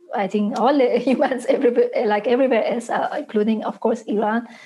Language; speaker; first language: English; non-native, fluent; Persian